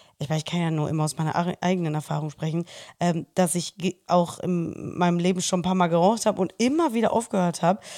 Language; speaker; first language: German; early bilingual, other home language; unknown